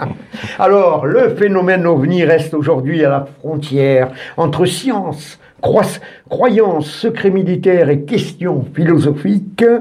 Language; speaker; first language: French; native; French